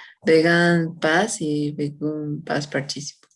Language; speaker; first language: English; non-native, learner; Spanish